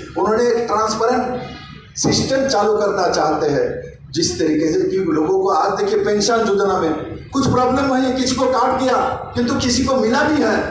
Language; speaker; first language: Hindi; non-native, local second language; Bangla